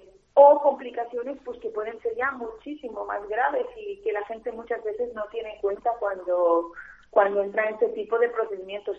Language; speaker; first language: Spanish; native; Spanish